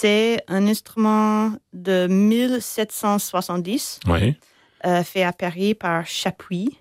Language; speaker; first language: French; non-native, fluent; English